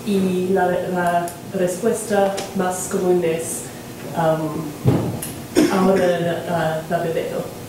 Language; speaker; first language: Spanish; non-native, learner; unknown